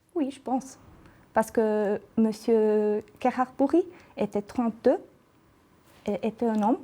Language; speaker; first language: French; non-native, local second language; German